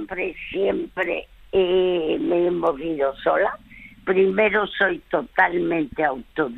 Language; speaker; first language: Spanish; early bilingual, other home language; French